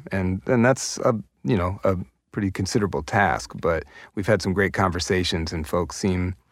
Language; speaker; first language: English; native; English